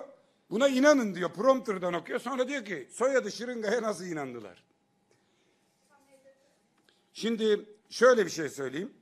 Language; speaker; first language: Turkish; native; Turkish